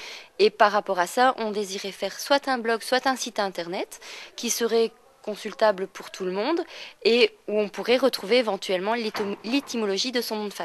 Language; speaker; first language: French; native; French